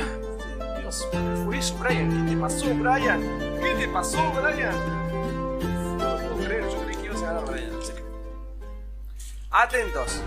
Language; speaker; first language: Spanish; native; Spanish